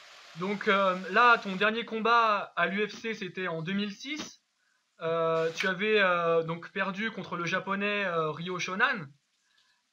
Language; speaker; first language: French; native; French